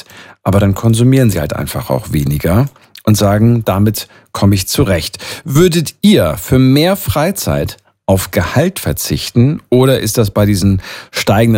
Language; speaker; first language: German; native; German